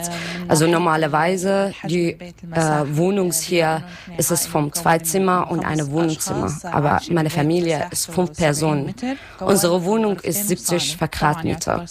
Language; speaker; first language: German; non-native, learner; Arabic